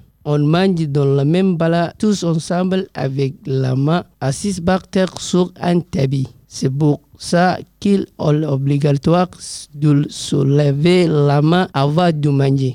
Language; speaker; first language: French; non-native, learner; Somali